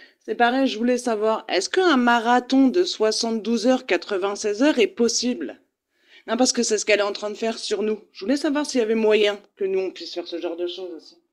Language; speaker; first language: French; native; French